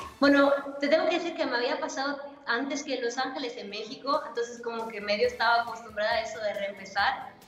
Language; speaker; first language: Spanish; non-native, fluent; Italian